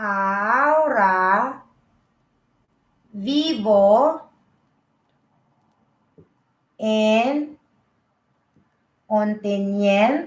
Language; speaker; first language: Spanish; non-native, learner; Filipino